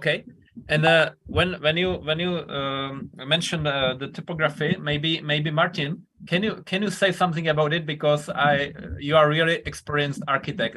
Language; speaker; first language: English; non-native, fluent; Czech